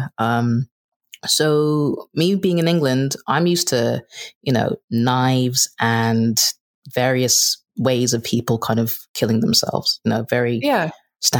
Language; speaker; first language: English; native; English